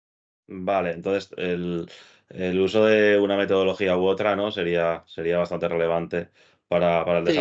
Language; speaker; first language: Spanish; native; Spanish